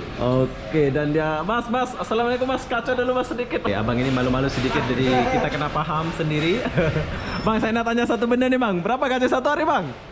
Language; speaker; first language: Indonesian; non-native, local second language; Sasak